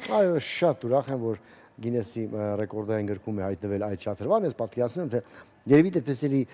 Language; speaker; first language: Armenian; native; Armenian